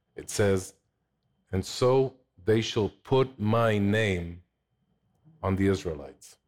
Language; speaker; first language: English; non-native, fluent; Hebrew